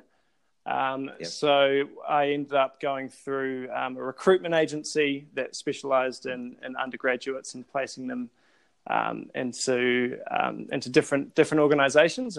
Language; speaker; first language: English; native; English